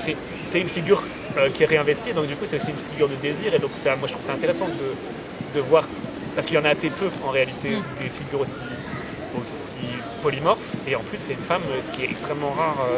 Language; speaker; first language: French; native; French